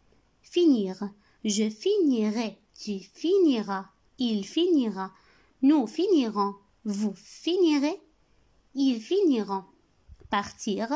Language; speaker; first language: French; non-native, local second language; Arabic